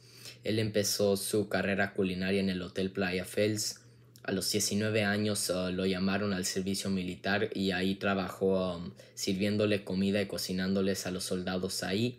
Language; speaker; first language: Spanish; non-native, learner; English